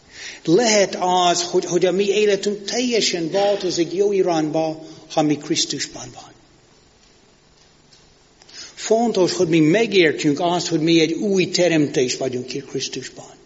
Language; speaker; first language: Hungarian; non-native, fluent; English